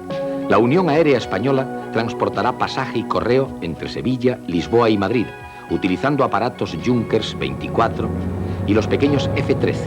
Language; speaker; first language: Spanish; native; Spanish